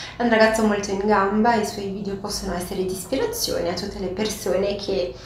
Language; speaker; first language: Italian; non-native, fluent; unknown